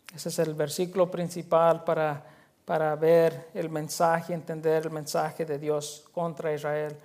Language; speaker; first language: Spanish; early bilingual, heritage; Spanish